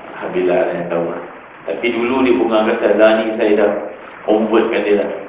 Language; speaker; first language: Malay; native; Malay